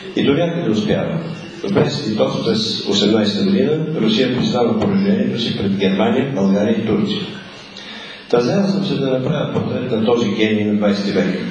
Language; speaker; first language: Bulgarian; native; Bulgarian